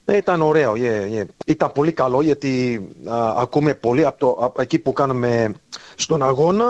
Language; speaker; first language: Greek; early bilingual, heritage; Greek